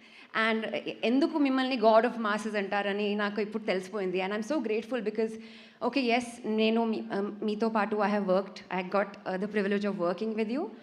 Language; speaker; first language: Telugu; non-native, fluent; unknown